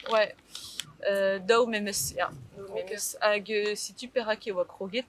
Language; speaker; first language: French; native; French